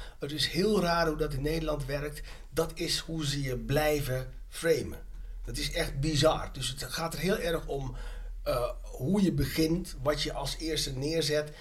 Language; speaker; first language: Dutch; native; Dutch